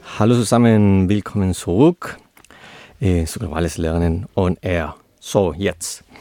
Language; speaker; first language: German; non-native, learner; Spanish